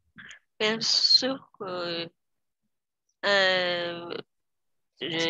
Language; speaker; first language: French; non-native, learner; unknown